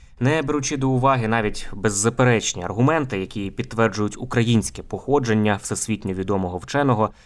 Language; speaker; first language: Ukrainian; native; Ukrainian